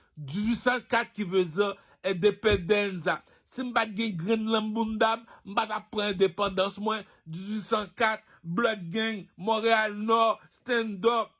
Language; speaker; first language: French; non-native, local second language; Haitian Creole